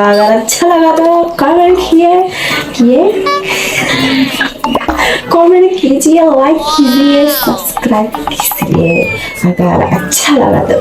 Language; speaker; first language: Hindi; non-native, local second language; Kok Borok